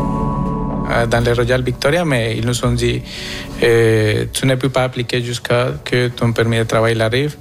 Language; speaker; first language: French; non-native, fluent; Spanish